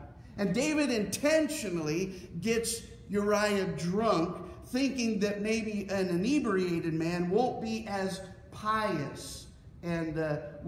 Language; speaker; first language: English; native; English